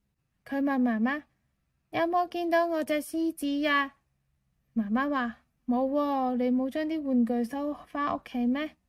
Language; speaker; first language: Cantonese; native; Cantonese